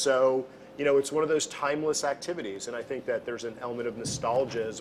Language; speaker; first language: English; native; English